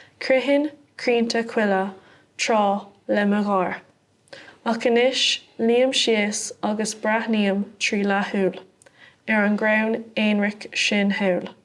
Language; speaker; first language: Irish; non-native, local second language; English